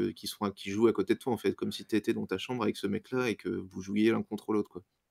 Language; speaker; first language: French; native; French